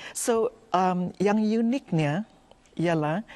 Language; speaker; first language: Malay; non-native, local second language; Central Dusun